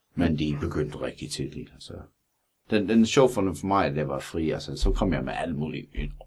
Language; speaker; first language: Danish; non-native, fluent; English